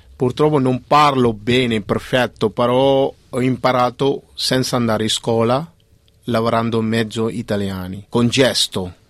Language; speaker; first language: Italian; non-native, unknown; Punjabi